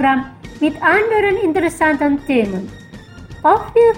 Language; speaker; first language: German; non-native, fluent; Indonesian